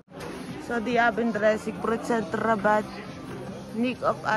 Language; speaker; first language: German; non-native, learner; Filipino